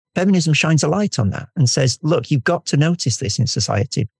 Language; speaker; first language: English; native; English